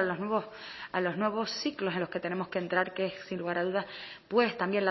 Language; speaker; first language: Spanish; native; Spanish